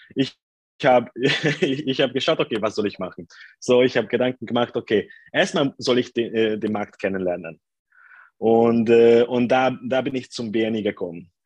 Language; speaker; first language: German; non-native, fluent; Hungarian